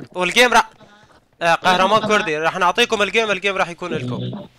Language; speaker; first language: Arabic; native; Arabic